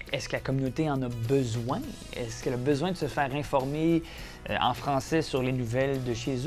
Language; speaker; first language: French; native; French